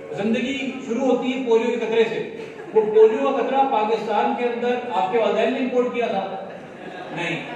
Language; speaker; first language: Urdu; non-native, local second language; Sindhi